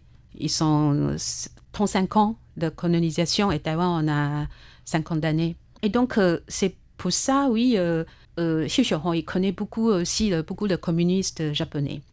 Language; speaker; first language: French; non-native, learner; Chinese